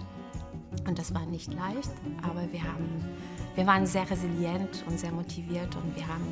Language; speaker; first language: German; non-native, fluent; Portuguese